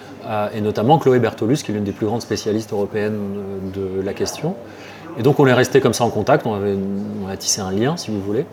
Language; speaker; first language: French; native; French